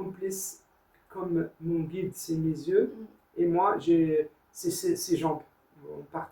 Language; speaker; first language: French; non-native, learner; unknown